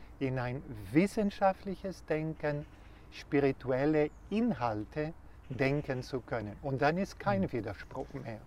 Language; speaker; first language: German; non-native, fluent; Portuguese